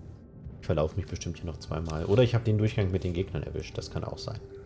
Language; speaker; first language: German; native; German